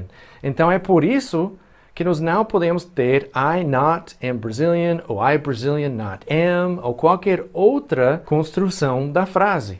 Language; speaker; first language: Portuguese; non-native, fluent; English